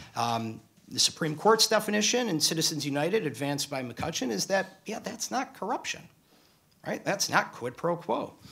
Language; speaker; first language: English; native; English